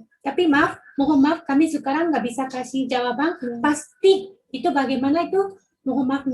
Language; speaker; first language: Indonesian; non-native, fluent; Japanese